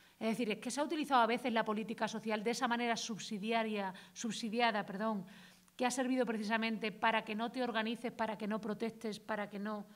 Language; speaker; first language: Spanish; native; Spanish